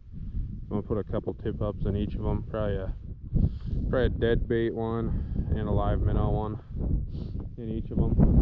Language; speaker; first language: English; native; English